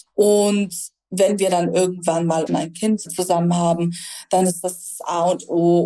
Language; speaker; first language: German; early bilingual, other home language; Russian